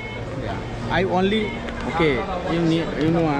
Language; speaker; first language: English; non-native, local second language; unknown